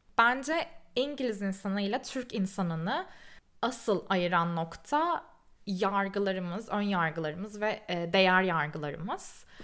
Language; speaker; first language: Turkish; native; Turkish